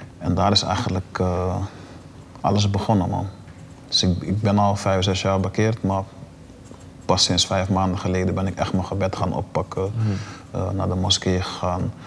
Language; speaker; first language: Dutch; native; Dutch